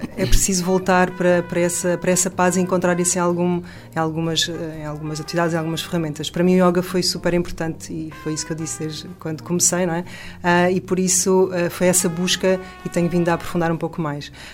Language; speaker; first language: Portuguese; native; Portuguese